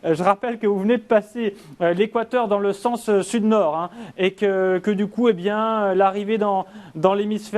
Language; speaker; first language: French; native; French